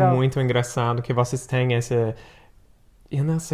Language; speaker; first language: Portuguese; non-native, fluent; English